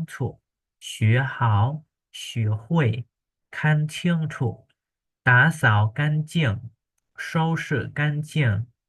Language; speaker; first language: Chinese; non-native, fluent; Khmer